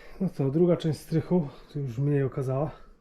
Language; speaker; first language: Polish; native; Polish